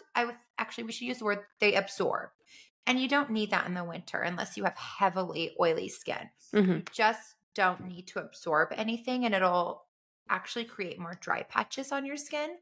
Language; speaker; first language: English; native; English